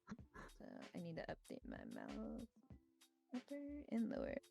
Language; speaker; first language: English; native; English